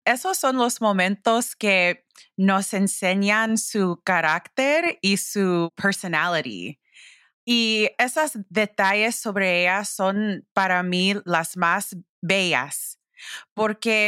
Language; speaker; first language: Spanish; early bilingual, heritage; English